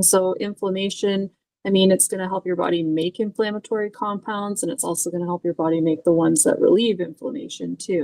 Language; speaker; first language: English; native; English